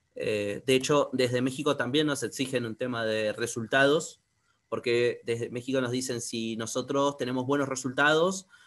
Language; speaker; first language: Spanish; native; Spanish